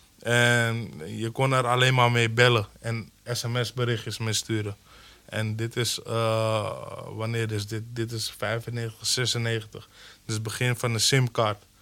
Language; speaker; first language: Dutch; early bilingual, other home language; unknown